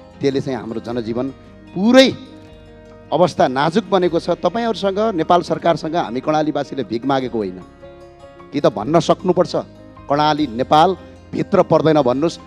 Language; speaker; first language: Nepali; native; Nepali